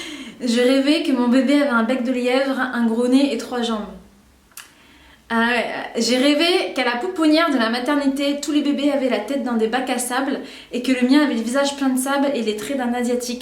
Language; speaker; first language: French; native; French